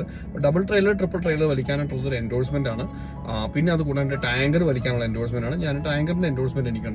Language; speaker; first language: Malayalam; native; Malayalam